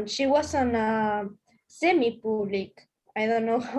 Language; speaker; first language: English; non-native, learner; Spanish